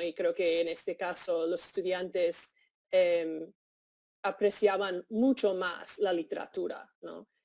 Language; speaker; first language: Spanish; non-native, fluent; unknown